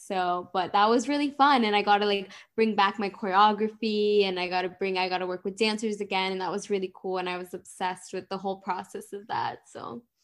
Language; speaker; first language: English; native; English